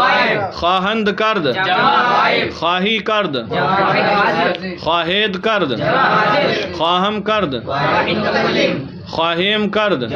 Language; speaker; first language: Persian; non-native, fluent; Urdu